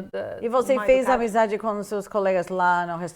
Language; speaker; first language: Portuguese; non-native, fluent; English